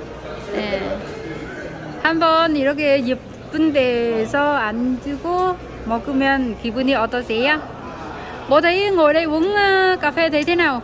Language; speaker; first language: Korean; non-native, learner; Vietnamese